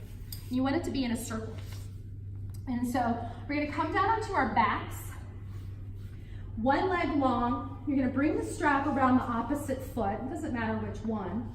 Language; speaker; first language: English; native; English